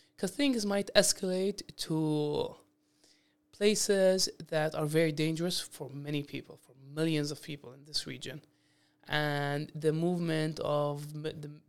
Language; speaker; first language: English; non-native, fluent; Arabic